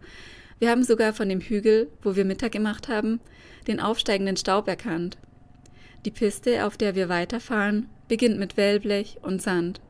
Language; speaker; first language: German; native; German